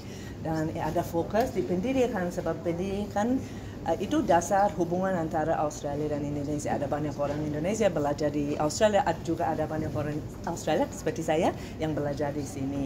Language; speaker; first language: Indonesian; non-native, fluent; English